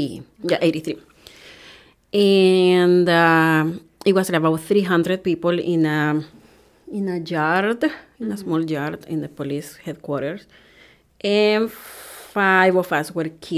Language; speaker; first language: English; non-native, fluent; Spanish